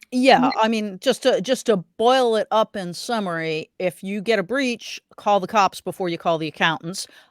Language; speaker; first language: English; native; English